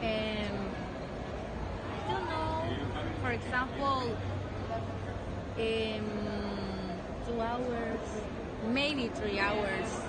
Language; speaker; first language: English; non-native, learner; Spanish